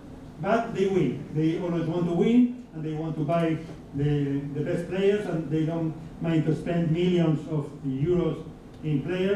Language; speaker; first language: English; non-native, fluent; Spanish